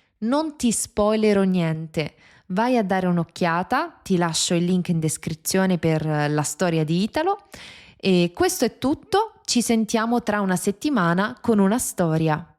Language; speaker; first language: Italian; native; Italian